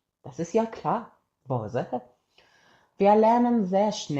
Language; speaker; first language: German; non-native, fluent; Persian